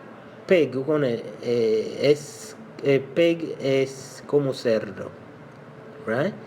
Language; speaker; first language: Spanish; non-native, local second language; Haitian Creole